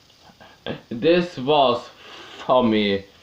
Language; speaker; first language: English; non-native, learner; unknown